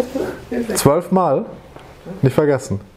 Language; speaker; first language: German; native; German